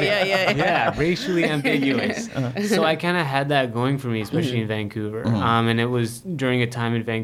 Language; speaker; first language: English; non-native, fluent; Filipino